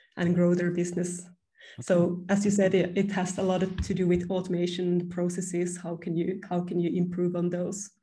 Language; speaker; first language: English; non-native, fluent; Finnish